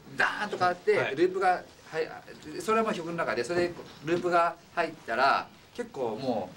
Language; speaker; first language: Japanese; native; Japanese